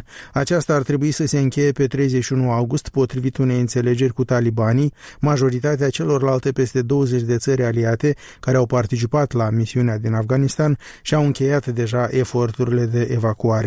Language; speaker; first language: Romanian; native; Romanian